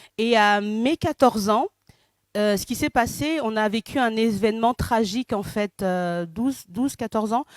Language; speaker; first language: French; early bilingual, other home language; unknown